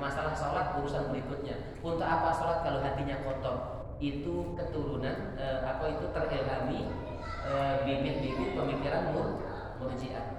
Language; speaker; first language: Indonesian; native; Indonesian